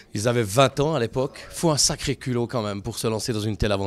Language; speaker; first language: French; native; French